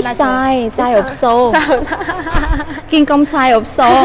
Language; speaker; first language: Korean; non-native, learner; Vietnamese